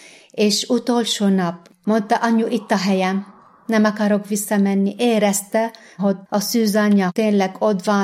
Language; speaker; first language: Hungarian; non-native, learner; Arabic